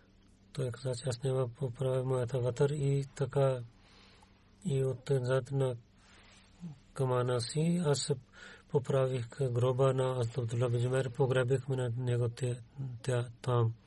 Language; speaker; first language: Bulgarian; non-native, learner; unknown